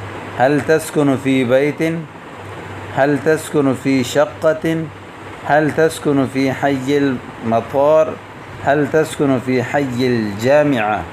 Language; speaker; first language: Arabic; non-native, fluent; Urdu